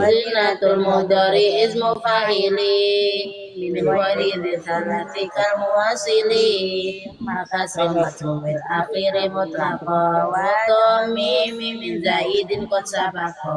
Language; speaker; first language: Arabic; non-native, learner; Indonesian